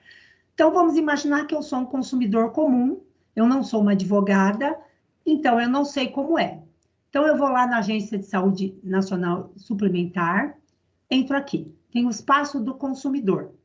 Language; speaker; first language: Portuguese; native; Portuguese